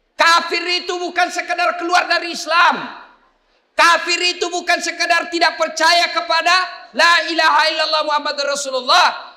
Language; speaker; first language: Indonesian; non-native, local second language; Buginese